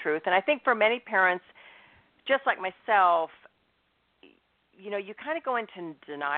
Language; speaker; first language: English; native; English